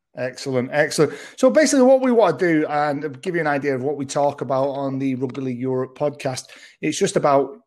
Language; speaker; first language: English; early bilingual, other home language; Maltese